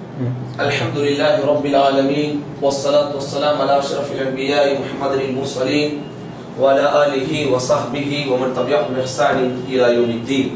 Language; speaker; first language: Arabic; non-native, fluent; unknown